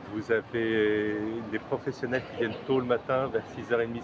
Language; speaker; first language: French; native; French